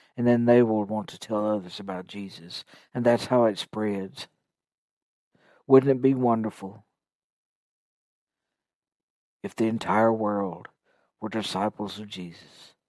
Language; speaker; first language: English; native; English